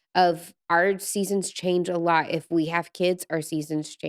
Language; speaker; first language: English; native; English